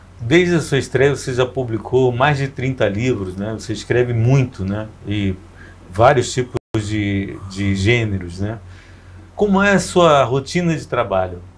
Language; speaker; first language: Portuguese; native; Portuguese